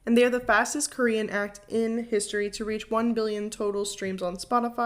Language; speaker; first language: English; native; English